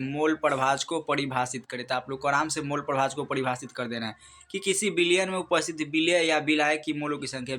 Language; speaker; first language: Hindi; native; Hindi